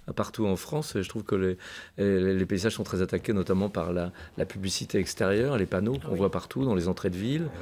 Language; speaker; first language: French; native; French